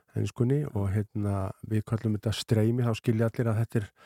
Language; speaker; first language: Icelandic; native; Icelandic